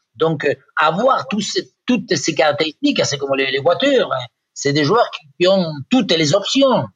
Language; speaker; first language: French; non-native, fluent; Spanish